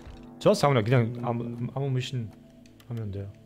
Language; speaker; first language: Korean; non-native, learner; German